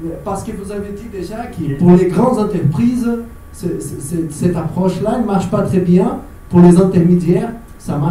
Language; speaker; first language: French; non-native, fluent; Portuguese